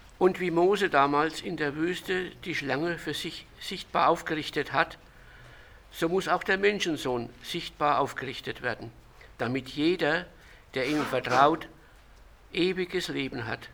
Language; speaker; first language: German; native; German